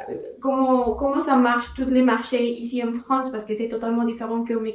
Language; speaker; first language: French; non-native, learner; Spanish